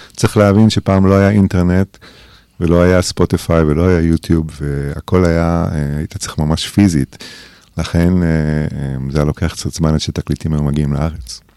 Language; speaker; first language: Hebrew; early bilingual, other home language; English